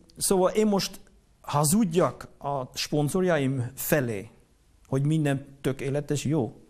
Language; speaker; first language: Hungarian; non-native, fluent; Dutch